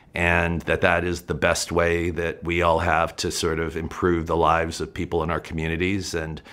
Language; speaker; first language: English; native; English